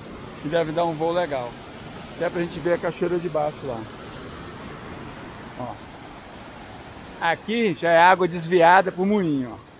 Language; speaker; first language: Portuguese; native; Portuguese